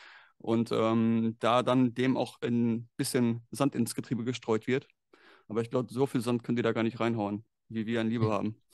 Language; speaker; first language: German; native; German